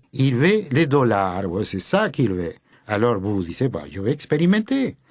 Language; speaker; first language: French; non-native, fluent; Spanish